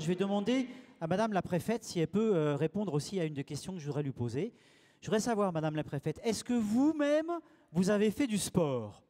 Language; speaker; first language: French; native; French